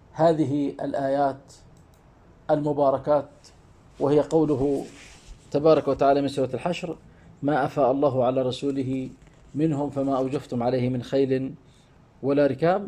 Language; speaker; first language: Arabic; native; Arabic